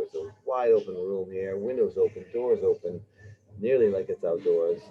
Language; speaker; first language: English; native; English